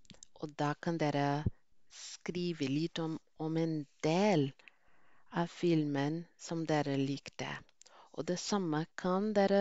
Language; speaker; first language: Norwegian; non-native, fluent; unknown